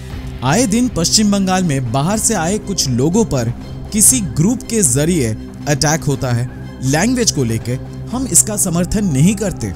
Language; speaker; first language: Hindi; non-native, local second language; Bangla